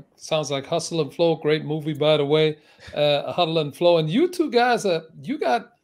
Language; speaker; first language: English; non-native, fluent; German